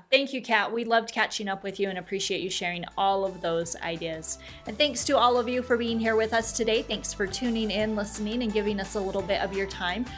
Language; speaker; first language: English; non-native, fluent; Danish